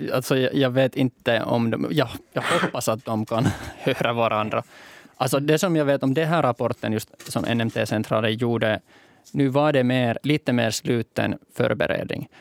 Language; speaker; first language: Swedish; native; Swedish